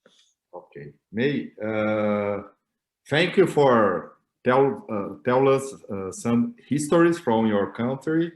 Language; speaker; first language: English; non-native, learner; Portuguese